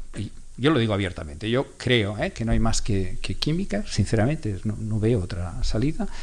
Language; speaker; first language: Spanish; non-native, local second language; Catalan